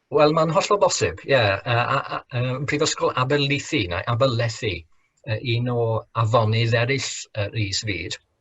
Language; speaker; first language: Welsh; non-native, fluent; English